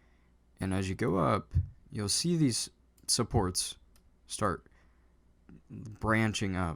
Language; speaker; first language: English; native; English